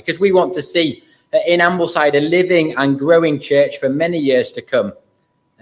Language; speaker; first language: English; native; English